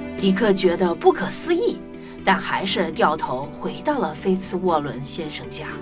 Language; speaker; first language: Chinese; native; Chinese